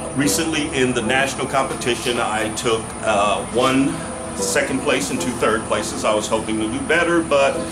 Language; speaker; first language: English; native; English